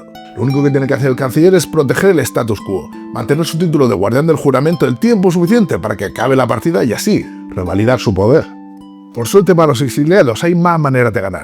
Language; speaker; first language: Spanish; native; Spanish